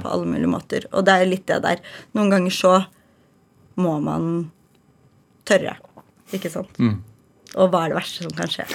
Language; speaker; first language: Norwegian; early bilingual, other home language; Ukrainian